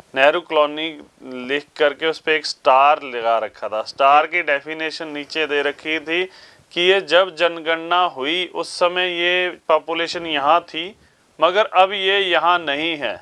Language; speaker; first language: Hindi; non-native, local second language; Punjabi